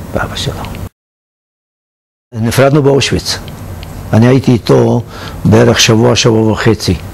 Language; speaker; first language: Hebrew; non-native, fluent; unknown